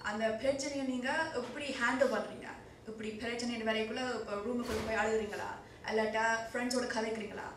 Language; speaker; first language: Tamil; early bilingual, heritage; Tamil